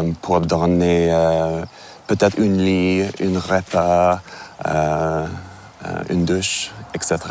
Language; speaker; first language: French; non-native, local second language; English